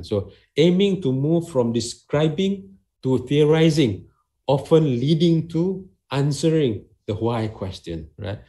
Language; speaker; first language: English; non-native, local second language; Malay